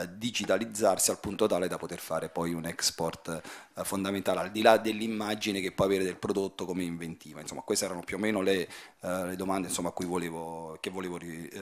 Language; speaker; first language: Italian; native; Italian